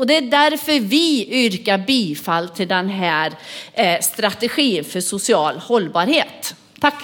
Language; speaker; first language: Swedish; native; Swedish